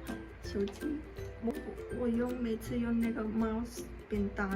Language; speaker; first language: Chinese; non-native, fluent; Mongolian